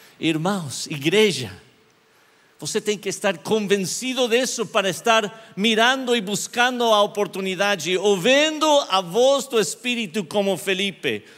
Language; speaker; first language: Portuguese; non-native, learner; English